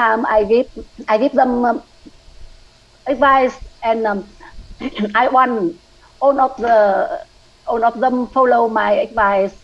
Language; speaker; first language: English; non-native, learner; Vietnamese